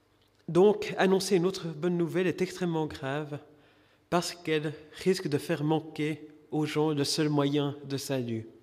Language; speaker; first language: French; native; French